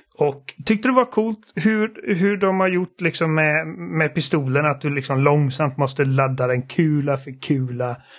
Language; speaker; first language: Swedish; early bilingual, other home language; German